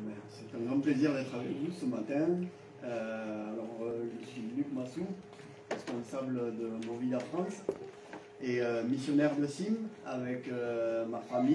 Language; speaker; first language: French; native; French